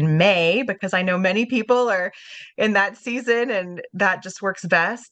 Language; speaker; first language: English; native; English